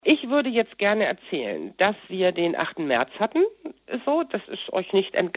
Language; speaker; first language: German; native; German